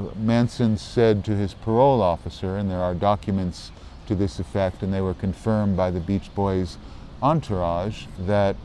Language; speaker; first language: English; native; English